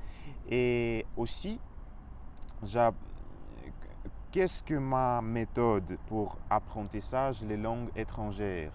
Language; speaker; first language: French; non-native, learner; Russian